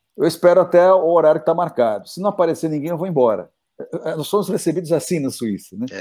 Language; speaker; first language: Portuguese; native; Portuguese